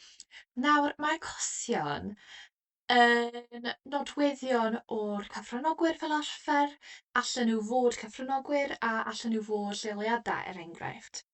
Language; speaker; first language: Welsh; non-native, local second language; English